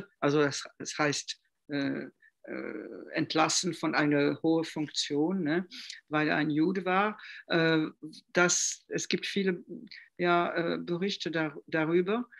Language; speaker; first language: German; non-native, fluent; French